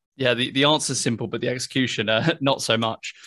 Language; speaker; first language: English; native; English